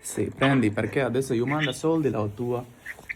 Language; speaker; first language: Italian; non-native, learner; Bangla